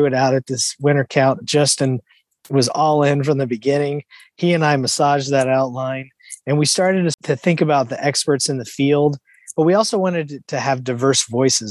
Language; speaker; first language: English; native; English